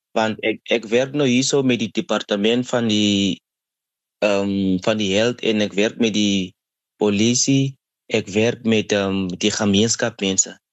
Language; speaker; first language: Afrikaans; non-native, local second language; Xhosa